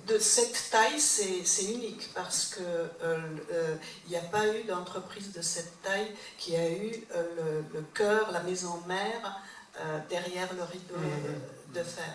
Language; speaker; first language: French; non-native, fluent; Czech